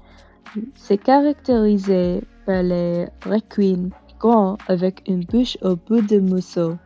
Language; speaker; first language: French; non-native, learner; English